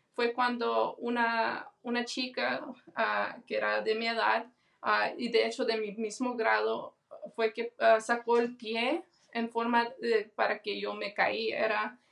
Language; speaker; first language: Spanish; early bilingual, heritage; Spanish